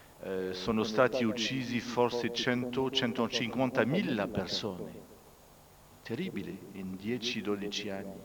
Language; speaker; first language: Italian; non-native, fluent; French